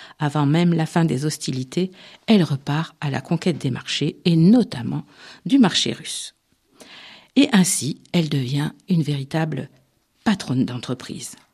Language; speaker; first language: French; native; French